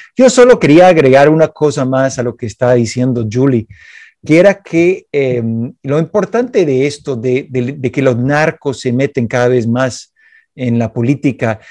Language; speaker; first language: Spanish; non-native, fluent; English